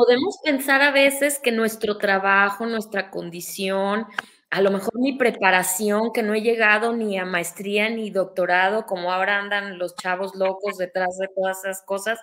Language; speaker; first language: Spanish; native; Spanish